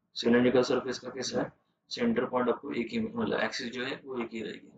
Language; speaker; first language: Hindi; non-native, local second language; Marathi